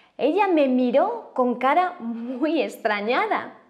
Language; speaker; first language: Spanish; native; Spanish